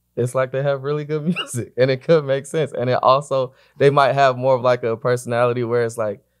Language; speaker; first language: English; native; English